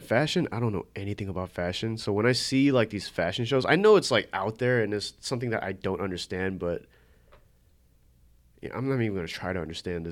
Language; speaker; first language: English; early bilingual, other home language; Korean